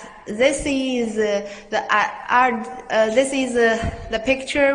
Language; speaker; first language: English; non-native, learner; Chinese